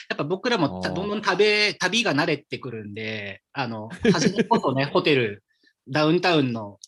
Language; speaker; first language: Japanese; native; Japanese